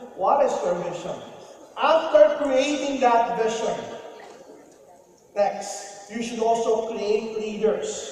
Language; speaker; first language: English; non-native, local second language; Filipino